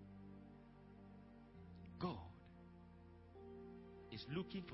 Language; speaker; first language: English; non-native, local second language; Akan